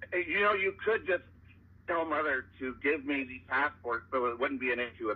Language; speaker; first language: English; native; English